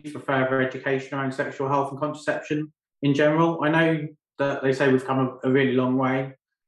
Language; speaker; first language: English; native; English